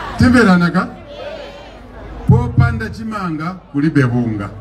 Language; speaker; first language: Nyanja; non-native, local second language; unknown